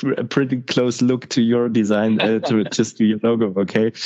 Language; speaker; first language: English; non-native, fluent; German